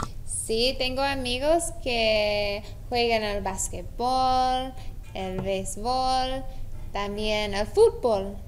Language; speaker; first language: Spanish; non-native, learner; English